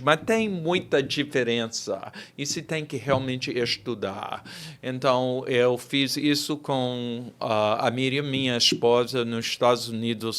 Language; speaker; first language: Portuguese; non-native, fluent; English